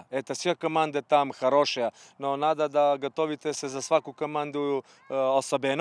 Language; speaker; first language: Russian; non-native, learner; Serbian